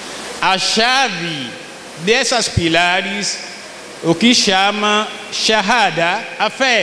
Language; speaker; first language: Portuguese; non-native, fluent; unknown